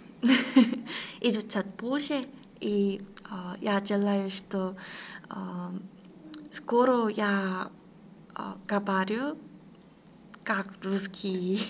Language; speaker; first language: Russian; non-native, fluent; Korean